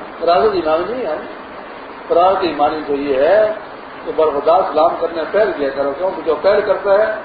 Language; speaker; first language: Urdu; non-native, local second language; Pashto